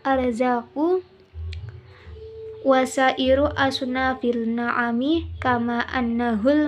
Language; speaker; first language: Arabic; non-native, learner; Indonesian